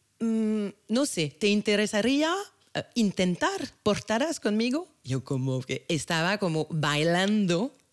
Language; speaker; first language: Spanish; non-native, fluent; French